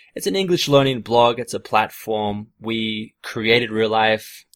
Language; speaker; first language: English; native; English